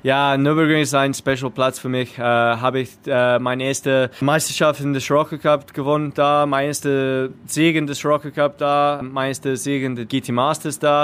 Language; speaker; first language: German; non-native, learner; English